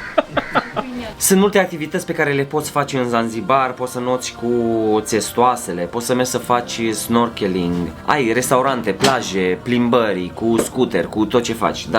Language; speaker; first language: Romanian; native; Romanian